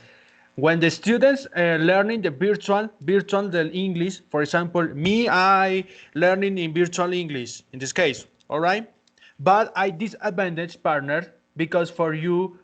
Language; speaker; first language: English; non-native, learner; Spanish